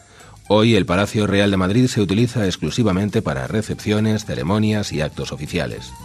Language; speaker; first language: Spanish; native; Spanish